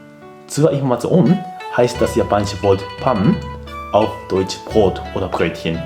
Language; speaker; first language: German; non-native, fluent; Japanese